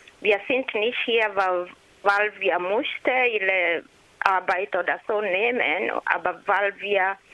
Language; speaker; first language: German; non-native, learner; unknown